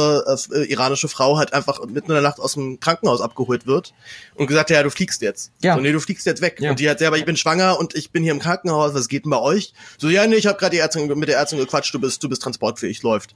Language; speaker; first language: German; native; German